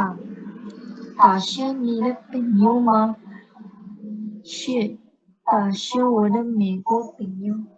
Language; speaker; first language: Chinese; non-native, learner; Indonesian